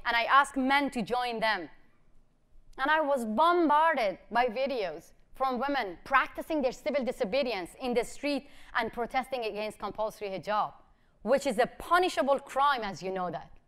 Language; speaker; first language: English; non-native, fluent; Persian